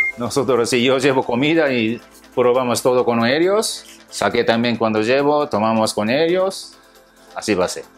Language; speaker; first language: Spanish; non-native, learner; Japanese